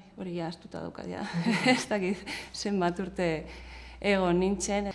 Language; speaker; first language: Basque; non-native, local second language; Spanish